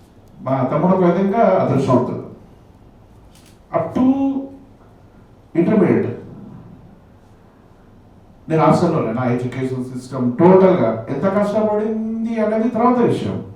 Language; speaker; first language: Telugu; native; Telugu